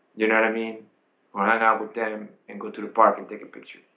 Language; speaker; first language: English; non-native, fluent; Spanish